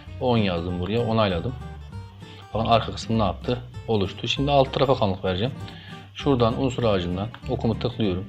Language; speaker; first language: Turkish; native; Turkish